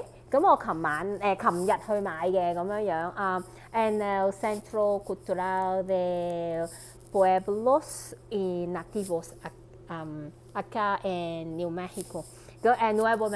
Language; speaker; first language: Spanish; non-native, learner; Cantonese